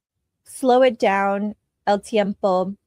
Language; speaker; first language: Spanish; non-native, learner; English